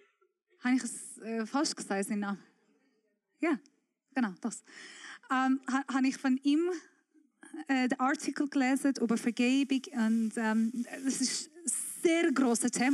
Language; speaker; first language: German; non-native, fluent; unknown